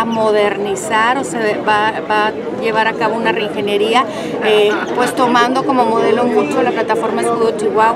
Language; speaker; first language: Spanish; native; Spanish